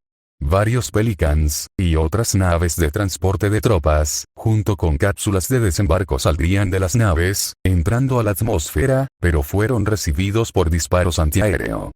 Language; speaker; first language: Spanish; native; Spanish